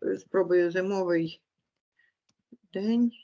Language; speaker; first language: Ukrainian; native; Ukrainian